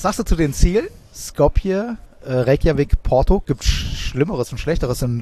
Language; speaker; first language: German; native; German